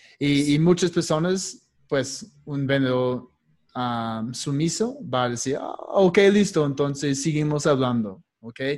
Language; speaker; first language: Spanish; non-native, fluent; English